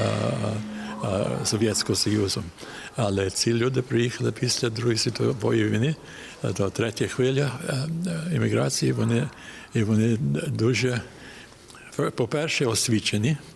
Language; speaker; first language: Ukrainian; early bilingual, heritage; Ukrainian